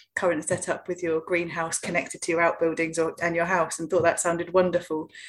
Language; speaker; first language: English; native; English